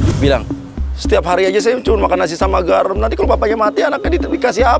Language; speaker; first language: Indonesian; native; Indonesian